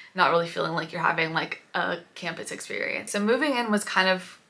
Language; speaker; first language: English; native; English